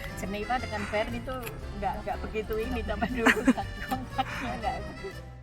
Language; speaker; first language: Indonesian; native; Indonesian